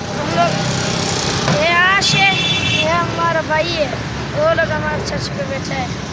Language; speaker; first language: Hindi; non-native, local second language; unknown